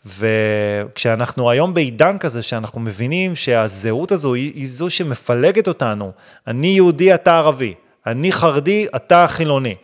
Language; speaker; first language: Hebrew; native; Hebrew